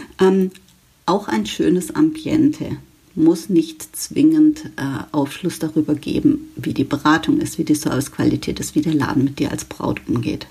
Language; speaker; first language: German; native; German